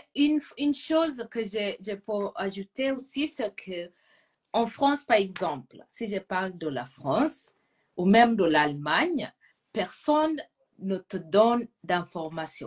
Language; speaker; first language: French; non-native, fluent; Gusii